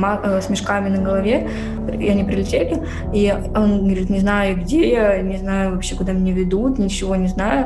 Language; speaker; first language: Russian; native; Russian